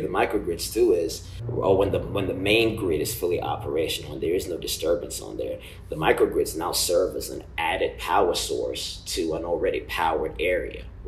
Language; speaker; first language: English; non-native, local second language; Ganda